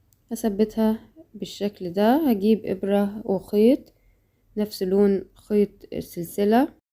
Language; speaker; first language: Arabic; native; Arabic